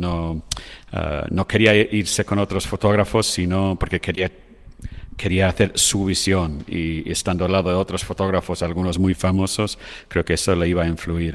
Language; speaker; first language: Spanish; non-native, fluent; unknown